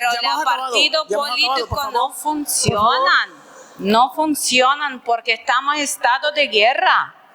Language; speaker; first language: Spanish; non-native, fluent; Ukrainian